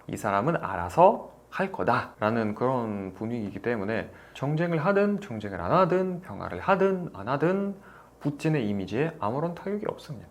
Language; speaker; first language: Korean; non-native, fluent; Russian